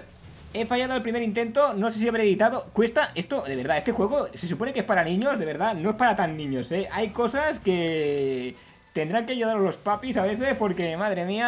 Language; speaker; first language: Spanish; native; Spanish